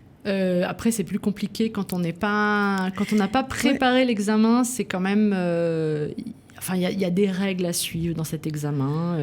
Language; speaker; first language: French; native; French